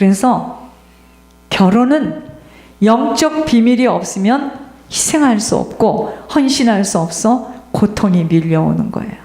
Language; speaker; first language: Korean; native; Korean